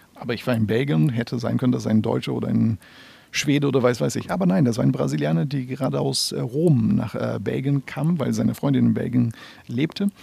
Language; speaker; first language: German; non-native, fluent; Portuguese